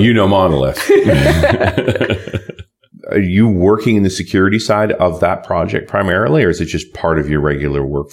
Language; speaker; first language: English; native; English